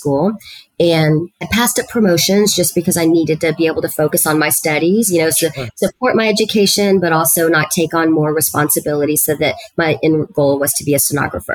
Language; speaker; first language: English; early bilingual, other home language; Spanish